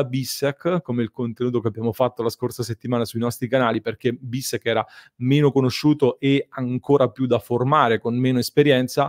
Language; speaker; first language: Italian; native; Italian